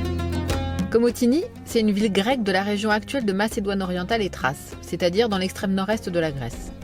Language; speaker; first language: French; native; French